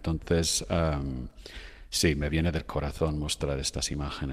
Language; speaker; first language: Spanish; non-native, fluent; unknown